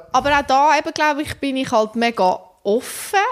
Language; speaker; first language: German; native; German